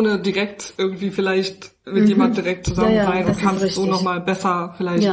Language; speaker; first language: German; native; German